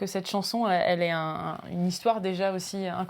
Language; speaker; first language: French; native; French